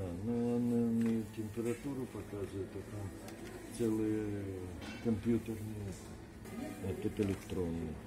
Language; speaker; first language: Russian; native; Russian